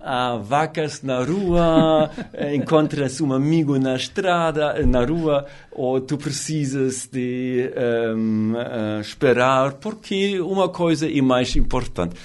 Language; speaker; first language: Portuguese; non-native, learner; German